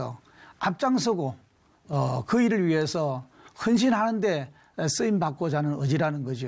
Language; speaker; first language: Korean; native; Korean